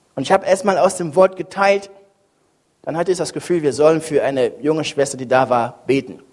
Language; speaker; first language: German; non-native, fluent; French